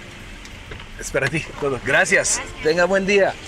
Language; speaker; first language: Spanish; non-native, fluent; English